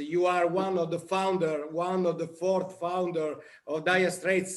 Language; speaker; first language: English; non-native, learner; Italian